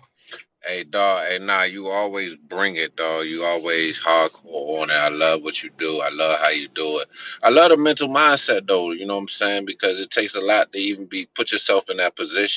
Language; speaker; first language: English; native; English